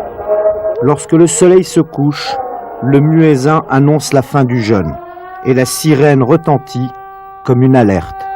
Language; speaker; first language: French; native; French